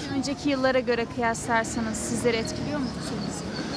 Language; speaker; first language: Turkish; native; Turkish